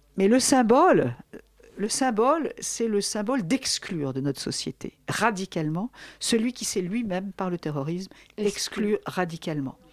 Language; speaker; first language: French; native; French